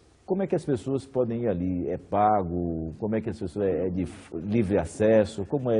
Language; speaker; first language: Portuguese; native; Portuguese